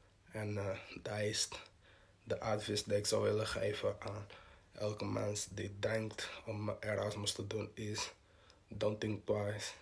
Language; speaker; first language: Dutch; non-native, local second language; Portuguese